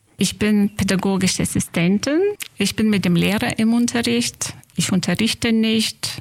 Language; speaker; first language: German; non-native, fluent; Lithuanian